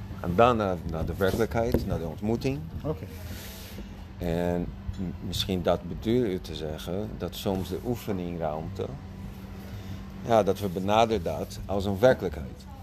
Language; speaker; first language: Dutch; non-native, fluent; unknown